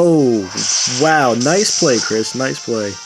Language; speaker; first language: English; native; English